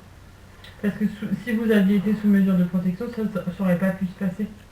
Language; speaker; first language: French; native; French